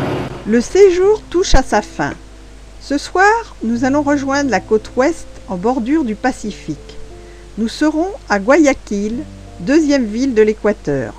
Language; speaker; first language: French; native; French